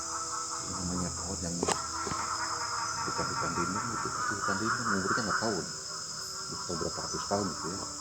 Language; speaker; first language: Indonesian; native; Indonesian